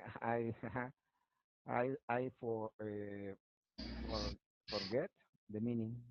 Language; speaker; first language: English; non-native, learner; Spanish